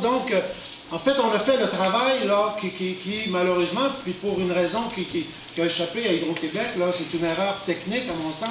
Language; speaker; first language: French; native; French